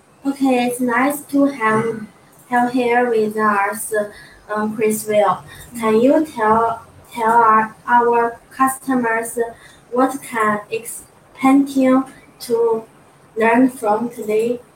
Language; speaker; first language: English; non-native, learner; Chinese